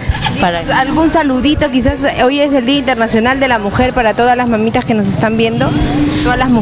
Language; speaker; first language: Spanish; native; Spanish